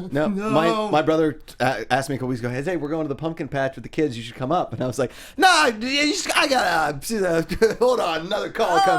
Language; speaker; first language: English; native; English